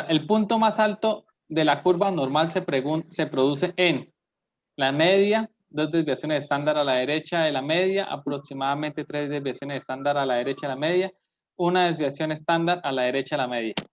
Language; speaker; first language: Spanish; native; Spanish